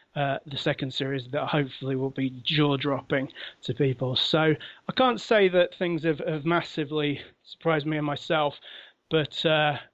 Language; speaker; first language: English; native; English